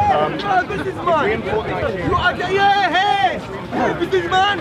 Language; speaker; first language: English; non-native, learner; Arabic